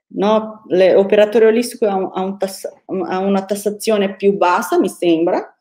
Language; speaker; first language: Italian; non-native, fluent; Portuguese